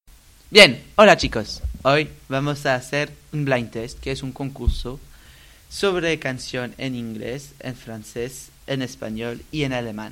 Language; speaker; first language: Spanish; non-native, learner; French